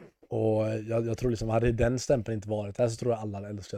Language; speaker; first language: Swedish; native; Swedish